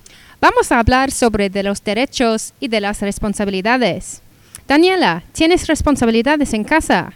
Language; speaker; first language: Spanish; non-native, learner; English